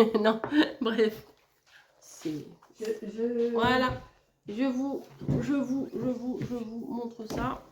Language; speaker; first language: French; native; French